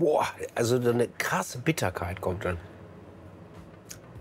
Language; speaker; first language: German; native; German